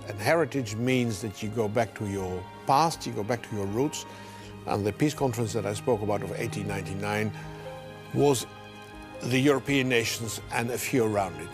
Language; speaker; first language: English; non-native, fluent; Dutch